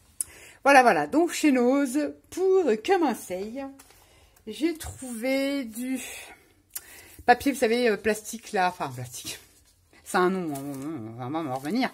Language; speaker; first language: French; native; French